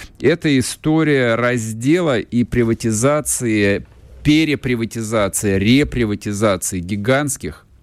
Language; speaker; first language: Russian; native; Russian